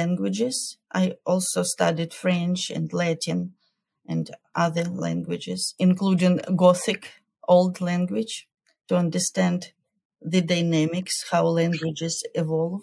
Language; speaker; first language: English; non-native, fluent; Ukrainian